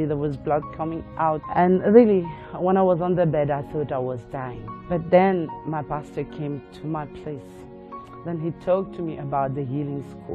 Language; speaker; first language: English; non-native, local second language; Morisyen